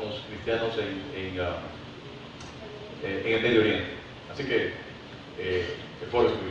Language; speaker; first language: Spanish; native; Spanish